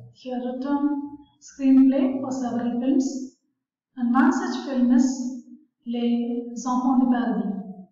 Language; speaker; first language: English; non-native, local second language; Tamil